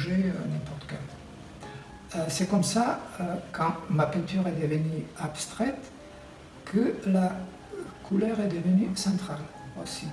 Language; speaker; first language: French; non-native, fluent; Serbian